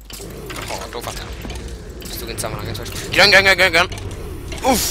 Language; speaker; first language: Swedish; native; Swedish